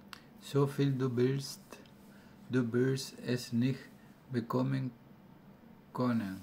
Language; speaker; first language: German; non-native, learner; Spanish